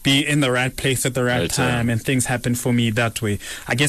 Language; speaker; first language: English; non-native, local second language; Zulu